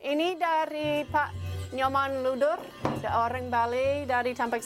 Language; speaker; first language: Indonesian; non-native, learner; English